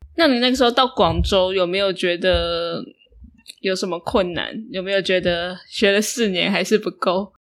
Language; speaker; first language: Chinese; native; Chinese